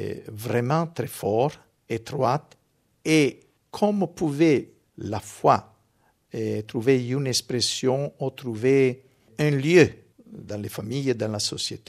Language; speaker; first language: French; non-native, fluent; Italian